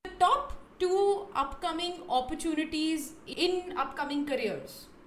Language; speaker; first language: English; non-native, local second language; Hindi